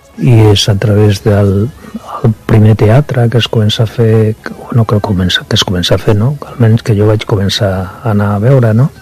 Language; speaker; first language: Catalan; non-native, local second language; Spanish